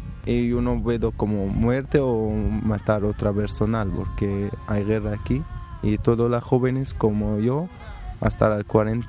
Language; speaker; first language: Spanish; non-native, learner; Arabic